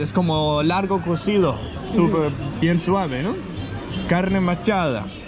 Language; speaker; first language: Spanish; non-native, fluent; Danish